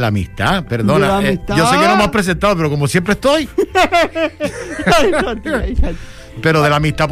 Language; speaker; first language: Spanish; native; Spanish